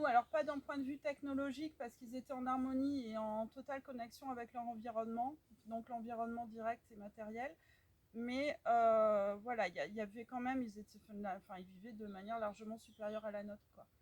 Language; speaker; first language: French; native; French